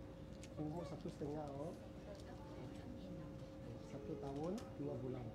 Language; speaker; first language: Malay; non-native, local second language; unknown